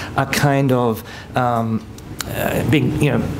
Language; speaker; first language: English; native; English